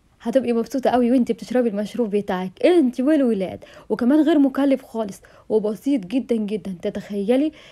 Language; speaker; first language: Arabic; native; Arabic